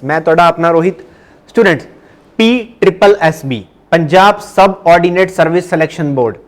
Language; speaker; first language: Hindi; non-native, local second language; Punjabi